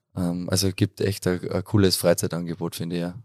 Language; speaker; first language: German; native; German